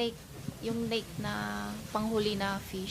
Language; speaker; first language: Filipino; non-native, learner; Chinese